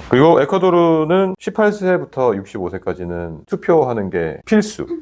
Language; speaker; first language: Korean; native; Korean